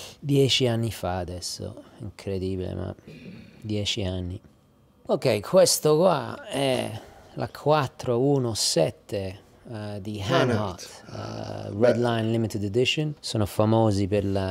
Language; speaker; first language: Italian; early bilingual, heritage; English